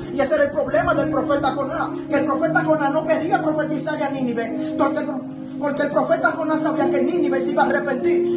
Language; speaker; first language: Spanish; native; Spanish